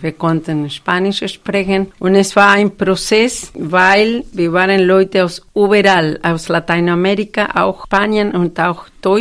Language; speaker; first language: German; non-native, fluent; Spanish